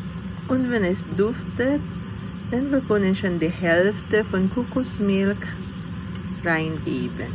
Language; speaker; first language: German; non-native, learner; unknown